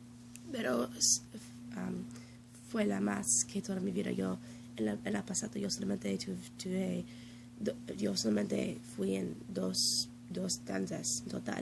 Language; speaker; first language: Spanish; non-native, learner; English